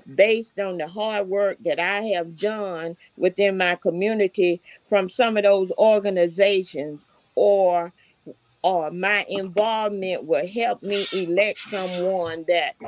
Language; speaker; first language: English; native; English